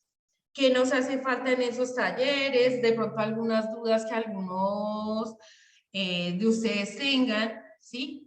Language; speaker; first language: Spanish; native; Spanish